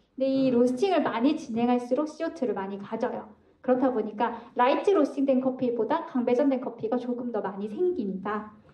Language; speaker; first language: Korean; native; Korean